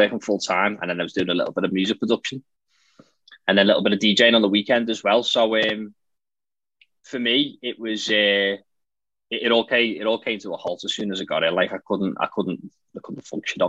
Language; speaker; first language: English; native; English